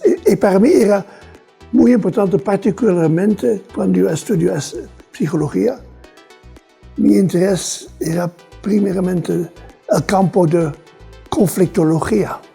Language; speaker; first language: Spanish; non-native, fluent; Dutch